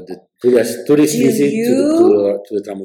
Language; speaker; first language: English; non-native, learner; Spanish